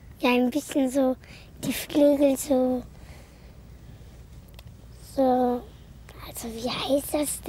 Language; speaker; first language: German; early bilingual, other home language; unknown